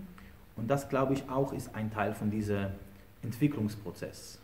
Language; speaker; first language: German; non-native, fluent; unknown